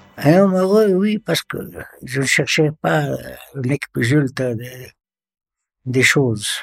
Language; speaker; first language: French; non-native, local second language; Arabic